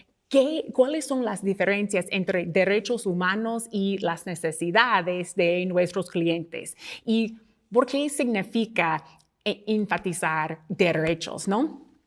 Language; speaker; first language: Spanish; non-native, fluent; English